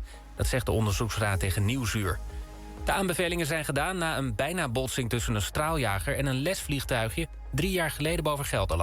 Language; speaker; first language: Dutch; native; Dutch